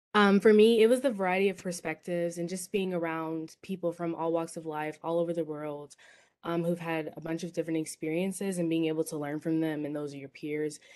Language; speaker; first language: English; native; English